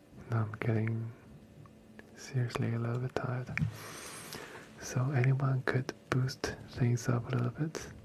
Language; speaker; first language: English; non-native, fluent; Chinese